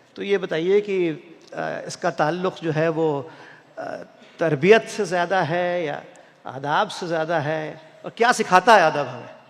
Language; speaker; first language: Urdu; native; Urdu